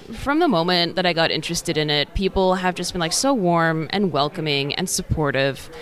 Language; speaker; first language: English; native; English